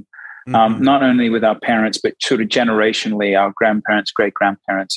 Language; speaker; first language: English; native; English